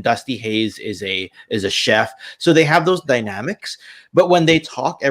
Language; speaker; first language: English; native; English